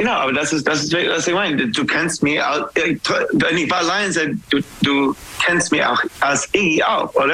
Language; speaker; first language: German; non-native, fluent; English